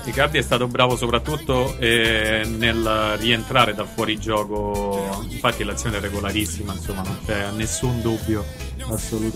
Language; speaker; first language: Italian; native; Italian